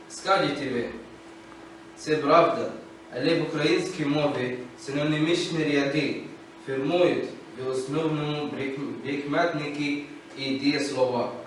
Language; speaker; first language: Ukrainian; non-native, learner; Arabic